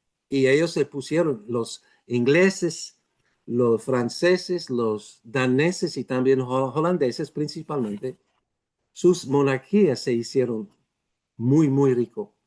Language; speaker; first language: Spanish; non-native, fluent; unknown